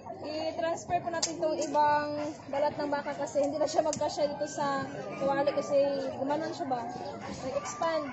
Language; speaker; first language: Filipino; non-native, local second language; Cebuano